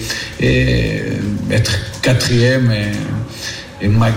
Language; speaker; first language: French; non-native, learner; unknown